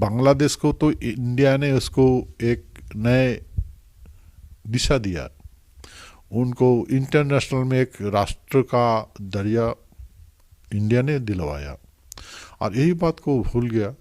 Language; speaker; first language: Hindi; non-native, local second language; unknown